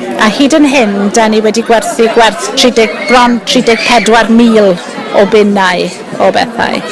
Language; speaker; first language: Welsh; native; Welsh